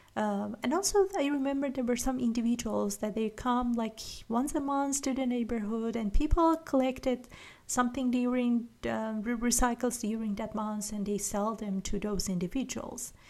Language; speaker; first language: English; non-native, fluent; Persian